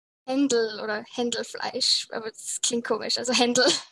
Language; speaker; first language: German; native; German